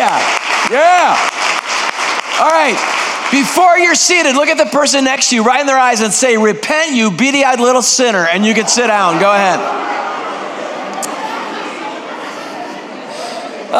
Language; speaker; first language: English; non-native, fluent; Greek